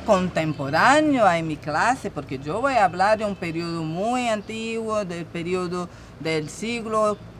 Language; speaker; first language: Spanish; non-native, fluent; Portuguese